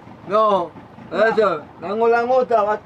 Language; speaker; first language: Spanish; native; Spanish